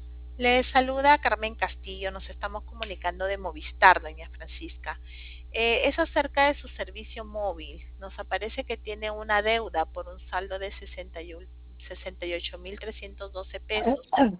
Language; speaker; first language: Spanish; native; Spanish